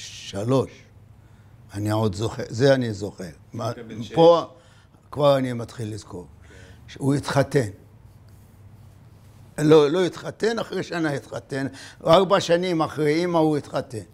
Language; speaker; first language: Hebrew; non-native, fluent; Arabic